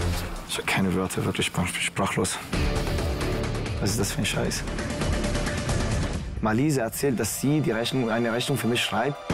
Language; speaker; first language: German; non-native, fluent; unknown